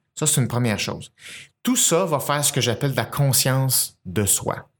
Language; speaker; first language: French; native; French